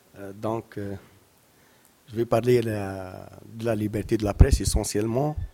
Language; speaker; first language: French; non-native, local second language; Arabic